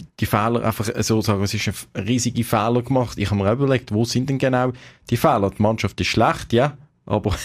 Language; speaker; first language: German; native; German